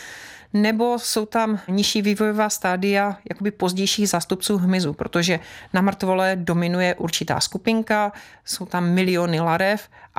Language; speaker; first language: Czech; native; Czech